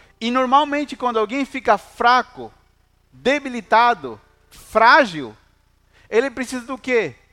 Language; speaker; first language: Portuguese; non-native, fluent; Spanish